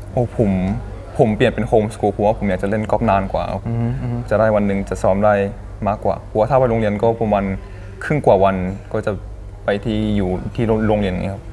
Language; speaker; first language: Thai; early bilingual, other home language; Korean